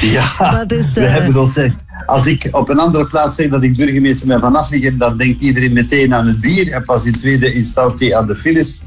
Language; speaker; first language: Dutch; native; Dutch